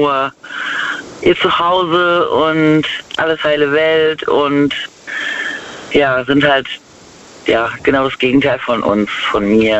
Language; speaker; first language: German; native; German